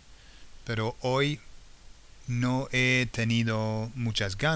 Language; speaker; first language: Spanish; non-native, fluent; English